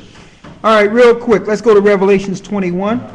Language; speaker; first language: English; native; English